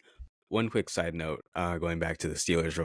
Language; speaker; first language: English; native; English